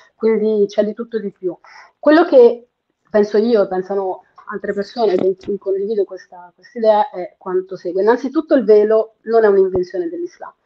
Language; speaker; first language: Italian; native; Italian